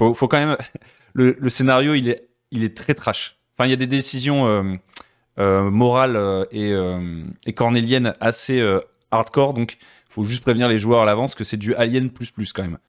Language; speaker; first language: French; native; French